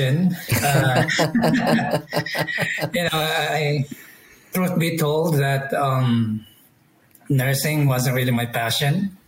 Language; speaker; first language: English; non-native, local second language; Iloko